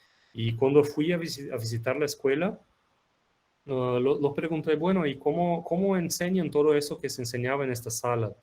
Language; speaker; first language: Spanish; non-native, fluent; Portuguese